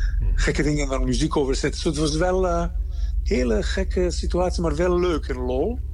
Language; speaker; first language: Dutch; non-native, fluent; Serbian